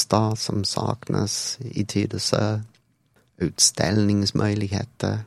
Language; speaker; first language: Swedish; non-native, fluent; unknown